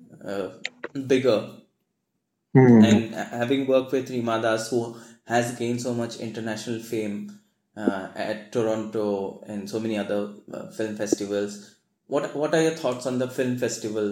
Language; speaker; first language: English; non-native, local second language; Assamese